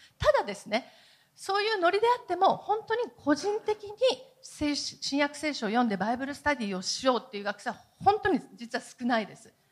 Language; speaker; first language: Japanese; native; Japanese